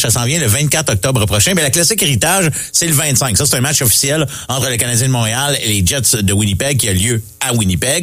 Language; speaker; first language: French; native; French